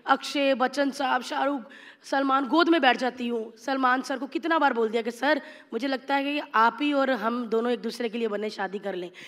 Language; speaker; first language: Hindi; native; Hindi